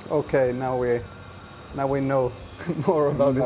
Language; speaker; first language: English; non-native, fluent; Finnish